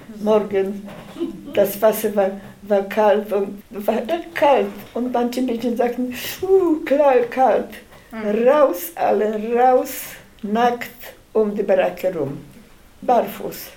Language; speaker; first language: German; non-native, learner; Polish